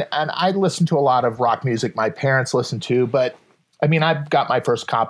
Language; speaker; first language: English; native; English